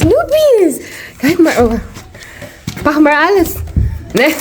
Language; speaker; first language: Dutch; non-native, fluent; Filipino